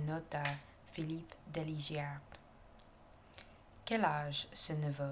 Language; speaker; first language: French; non-native, learner; English